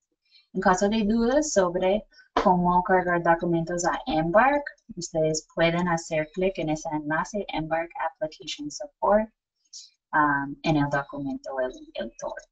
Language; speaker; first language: Spanish; non-native, fluent; English